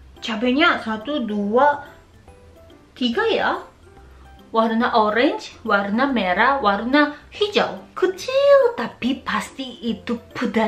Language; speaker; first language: Indonesian; non-native, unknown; Japanese